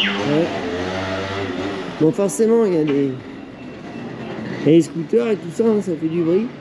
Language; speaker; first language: French; native; French